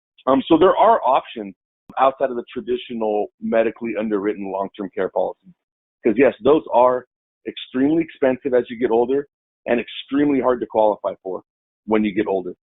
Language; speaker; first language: English; native; English